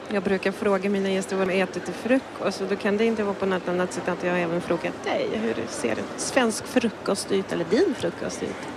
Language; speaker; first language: Swedish; non-native, fluent; Polish